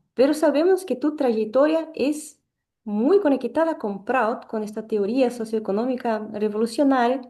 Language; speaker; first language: Spanish; non-native, fluent; Portuguese